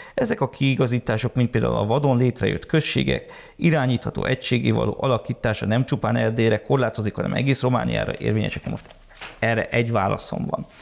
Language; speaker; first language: Hungarian; early bilingual, heritage; Hungarian